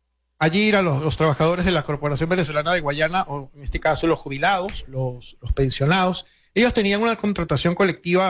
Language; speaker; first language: Spanish; native; Spanish